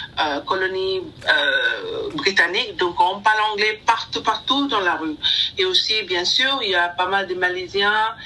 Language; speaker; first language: French; non-native, learner; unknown